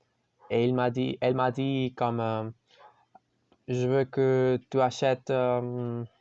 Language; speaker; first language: French; non-native, learner; Spanish